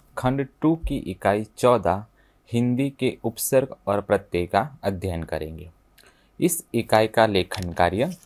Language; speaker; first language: Hindi; non-native, local second language; Gujarati